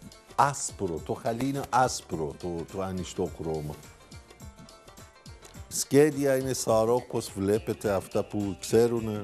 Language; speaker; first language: Greek; non-native, learner; Persian